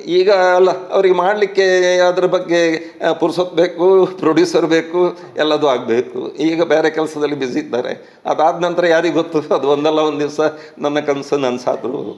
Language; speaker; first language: Kannada; native; Kannada